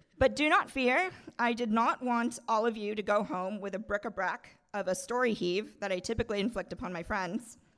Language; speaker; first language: English; non-native, local second language; Bangla